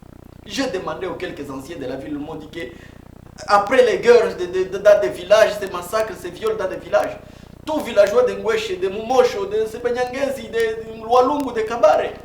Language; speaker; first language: French; non-native, local second language; Swahili